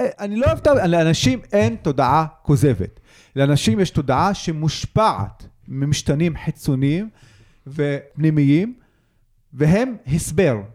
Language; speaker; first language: Hebrew; non-native, local second language; Arabic